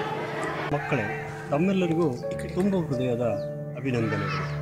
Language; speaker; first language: Kannada; native; Kannada